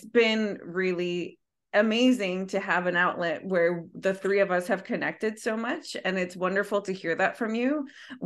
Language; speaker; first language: English; early bilingual, other home language; Spanish